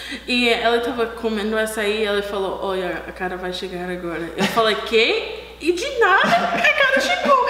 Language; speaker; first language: Portuguese; non-native, learner; English